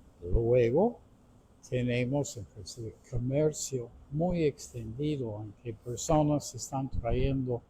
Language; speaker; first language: Spanish; non-native, fluent; English